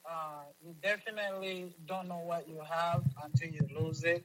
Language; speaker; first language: English; non-native, local second language; Kinyarwanda